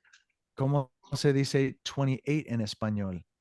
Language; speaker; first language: Spanish; non-native, fluent; English